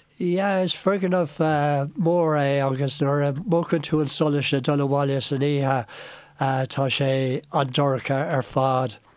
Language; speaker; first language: Irish; non-native, local second language; English